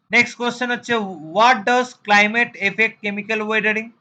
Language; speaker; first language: English; non-native, local second language; Bangla